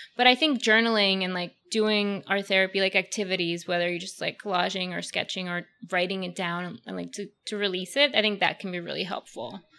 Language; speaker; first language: English; early bilingual, other home language; Russian